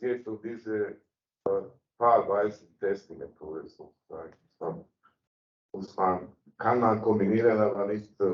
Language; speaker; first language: German; non-native, learner; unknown